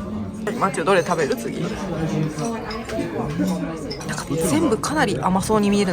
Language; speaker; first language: Japanese; native; Japanese